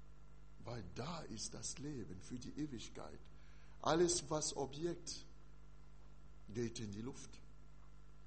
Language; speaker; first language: German; non-native, learner; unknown